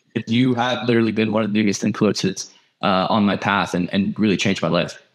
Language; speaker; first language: English; native; English